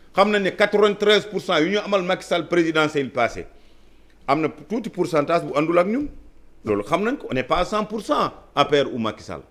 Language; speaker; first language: Wolof; non-native, local second language; Fula